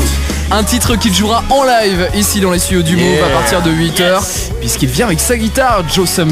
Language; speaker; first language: French; native; French